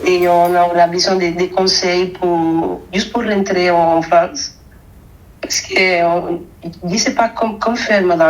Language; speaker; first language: French; non-native, fluent; Spanish